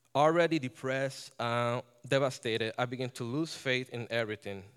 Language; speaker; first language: English; non-native, fluent; Spanish